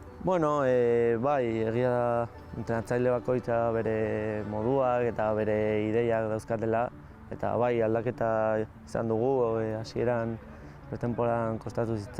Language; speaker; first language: Basque; non-native, local second language; Spanish